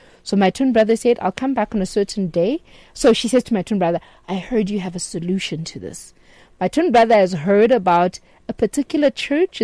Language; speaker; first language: English; non-native, local second language; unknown